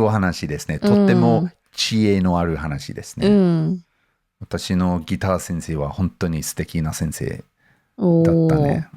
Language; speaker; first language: Japanese; non-native, learner; English